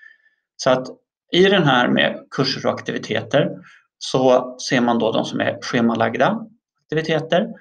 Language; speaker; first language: Swedish; native; Swedish